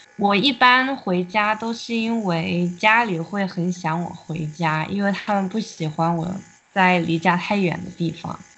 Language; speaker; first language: Chinese; native; Chinese